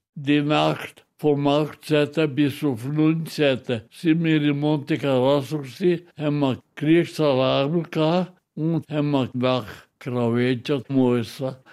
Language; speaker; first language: German; non-native, local second language; Italian